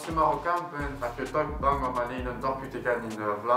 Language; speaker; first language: Dutch; early bilingual, other home language; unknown